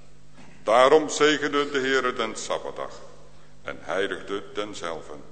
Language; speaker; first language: Dutch; native; Dutch